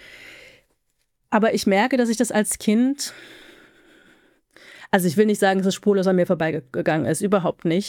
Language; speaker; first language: German; native; German